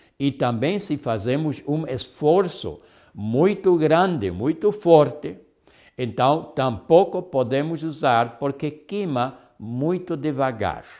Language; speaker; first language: Portuguese; non-native, fluent; Spanish